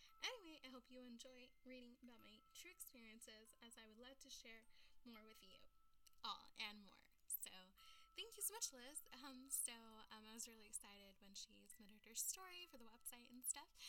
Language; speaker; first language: English; early bilingual, other home language; Spanish